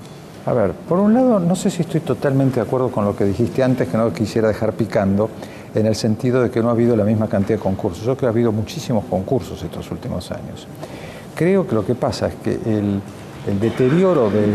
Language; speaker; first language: Spanish; native; Spanish